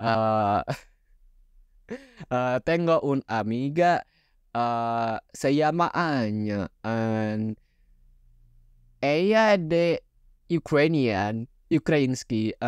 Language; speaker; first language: Spanish; non-native, learner; Indonesian